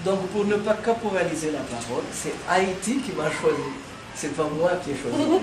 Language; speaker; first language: French; non-native, local second language; Kongo